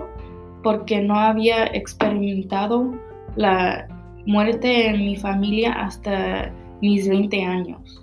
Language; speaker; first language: Spanish; early bilingual, heritage; Spanish